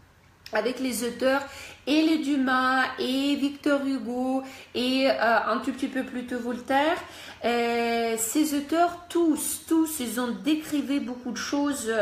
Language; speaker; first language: French; non-native, fluent; Russian